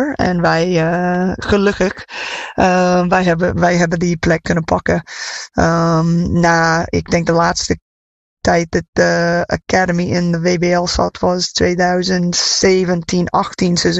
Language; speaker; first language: Dutch; non-native, fluent; English